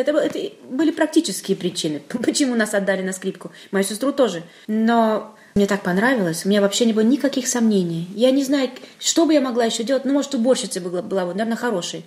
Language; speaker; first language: Russian; non-native, local second language; Romanian